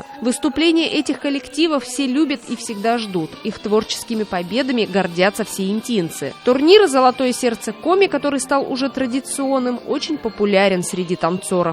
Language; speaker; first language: Russian; native; Russian